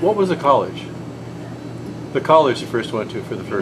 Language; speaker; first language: English; native; English